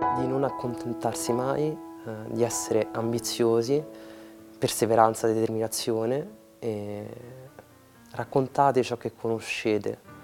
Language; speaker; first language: Italian; early bilingual, other home language; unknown